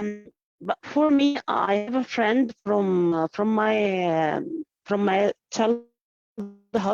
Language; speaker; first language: English; non-native, fluent; Arabic